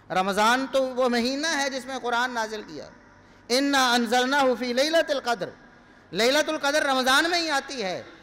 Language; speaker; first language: Urdu; non-native, local second language; Punjabi